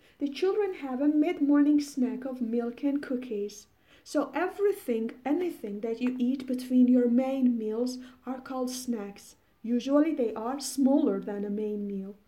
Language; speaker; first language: English; non-native, fluent; Persian